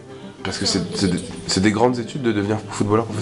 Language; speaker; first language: French; native; French